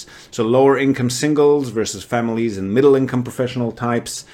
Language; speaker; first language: English; native; English